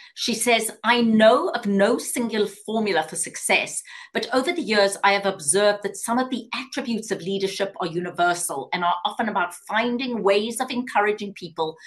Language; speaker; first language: English; native; English